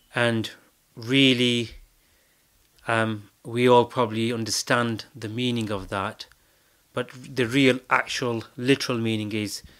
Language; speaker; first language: English; native; English